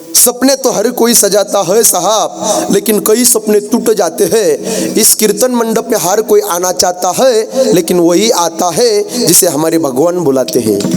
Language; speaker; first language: Hindi; non-native, local second language; Marathi